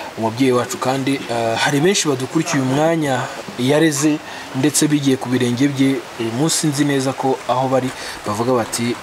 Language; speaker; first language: Kinyarwanda; native; Kinyarwanda